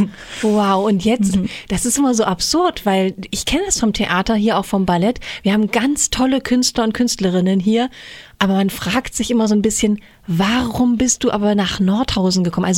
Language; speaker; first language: German; native; German